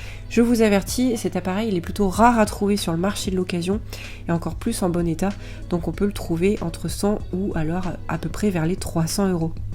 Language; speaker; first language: French; native; French